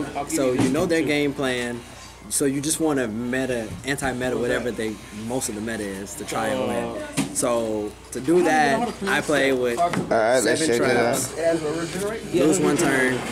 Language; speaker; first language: English; native; English